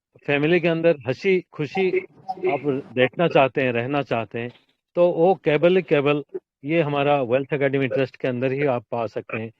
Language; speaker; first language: Hindi; non-native, local second language; Odia